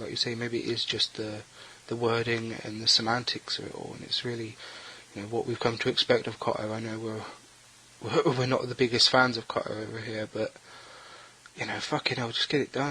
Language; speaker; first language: English; native; English